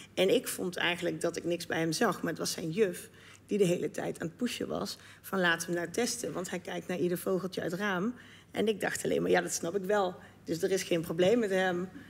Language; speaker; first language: Dutch; native; Dutch